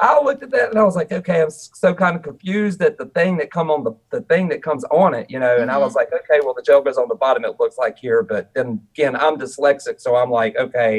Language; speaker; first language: English; native; English